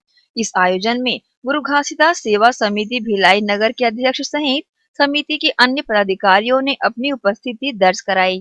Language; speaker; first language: Hindi; native; Hindi